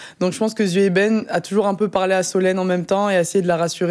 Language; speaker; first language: French; native; French